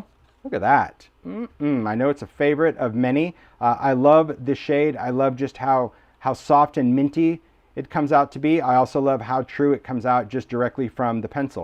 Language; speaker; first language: English; native; English